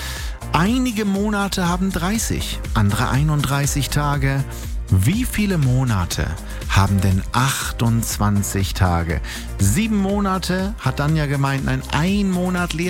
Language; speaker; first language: German; native; German